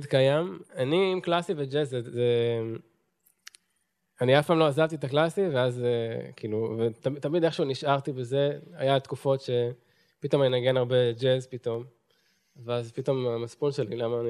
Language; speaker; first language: Hebrew; native; Hebrew